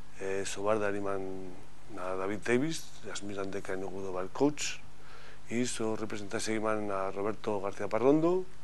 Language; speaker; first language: Macedonian; non-native, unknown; Spanish